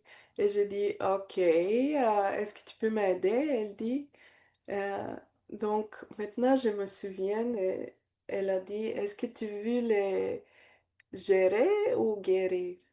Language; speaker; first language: French; non-native, learner; Bulgarian